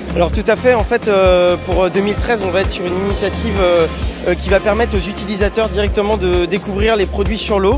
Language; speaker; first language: French; native; French